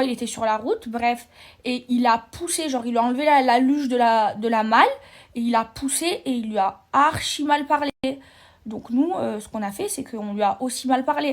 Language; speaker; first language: French; native; French